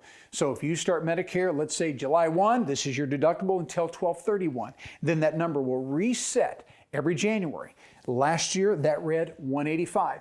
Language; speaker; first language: English; native; English